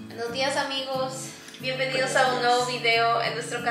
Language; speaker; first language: Spanish; native; Spanish